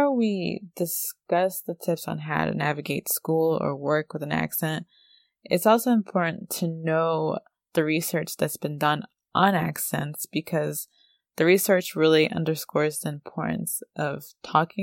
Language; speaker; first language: English; native; English